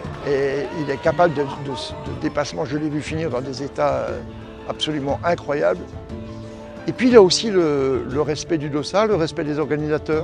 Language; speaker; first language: French; native; French